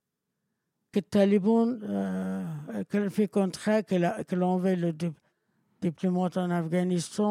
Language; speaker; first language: French; non-native, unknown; Persian